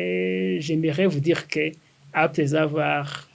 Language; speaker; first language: French; non-native, local second language; Kinyarwanda